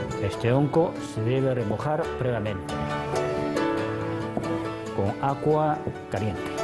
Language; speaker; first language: Spanish; non-native, fluent; Chinese